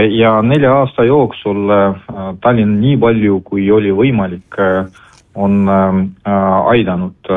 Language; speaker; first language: Estonian; non-native, local second language; Russian